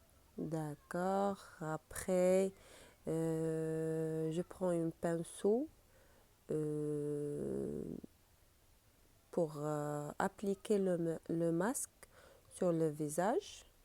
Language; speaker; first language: French; non-native, learner; Arabic